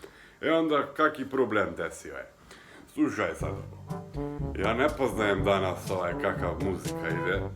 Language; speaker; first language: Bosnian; non-native, local second language; Hungarian